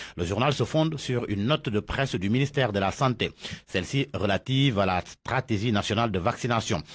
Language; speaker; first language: French; non-native, local second language; Wolof